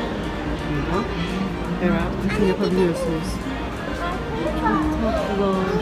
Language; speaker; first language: Turkish; native; Turkish